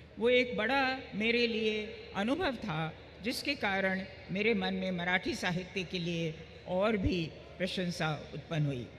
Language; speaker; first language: Hindi; native; Hindi